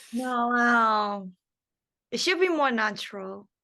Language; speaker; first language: English; non-native, learner; Japanese